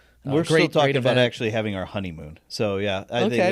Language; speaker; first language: English; native; English